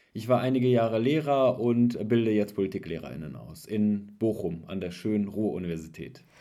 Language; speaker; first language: German; early bilingual, other home language; Persian